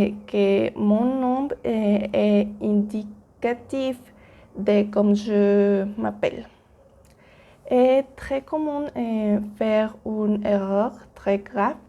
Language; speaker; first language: French; non-native, learner; Spanish